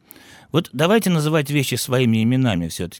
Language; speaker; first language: Russian; native; Russian